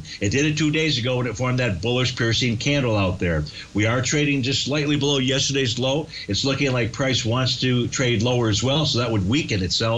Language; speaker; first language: English; native; English